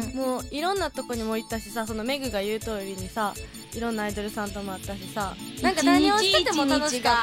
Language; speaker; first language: Japanese; native; Japanese